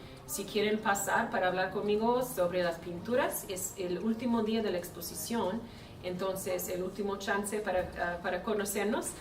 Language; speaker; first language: Spanish; non-native, fluent; English